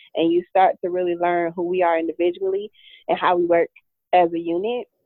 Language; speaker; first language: English; native; English